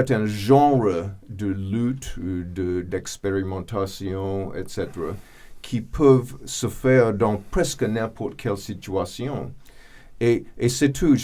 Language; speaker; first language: French; non-native, fluent; English